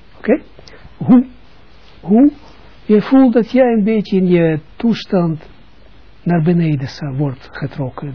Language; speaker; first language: Dutch; non-native, fluent; Russian